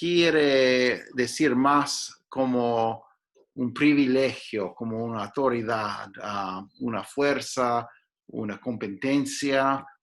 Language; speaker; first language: Spanish; non-native, fluent; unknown